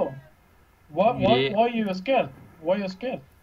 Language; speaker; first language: English; non-native, learner; Uzbek